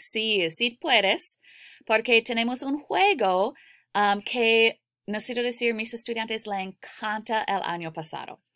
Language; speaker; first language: Spanish; non-native, learner; English